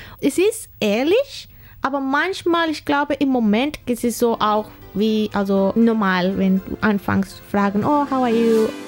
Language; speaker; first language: German; non-native, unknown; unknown